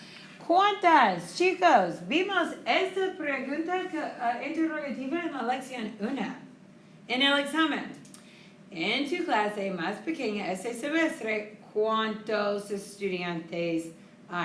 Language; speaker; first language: Spanish; non-native, fluent; English